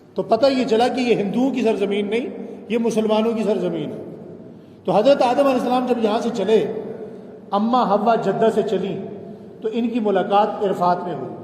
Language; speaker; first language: Urdu; non-native, local second language; Punjabi